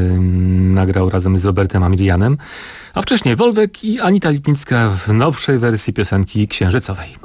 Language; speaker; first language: Polish; native; Polish